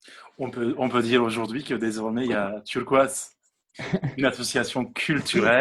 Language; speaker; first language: French; non-native, fluent; Turkish